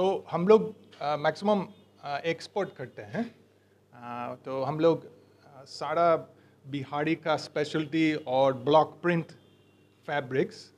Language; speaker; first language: Hindi; non-native, learner; English